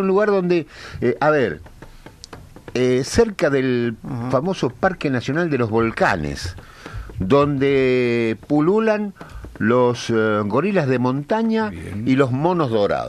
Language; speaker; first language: Spanish; native; Spanish